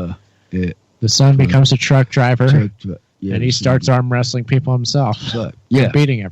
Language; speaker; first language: English; native; English